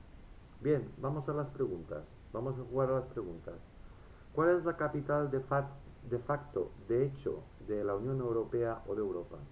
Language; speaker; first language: Spanish; native; Spanish